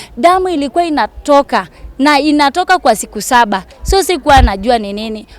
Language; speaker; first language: Swahili; non-native, local second language; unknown